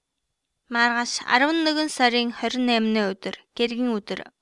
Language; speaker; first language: Mongolian; non-native, learner; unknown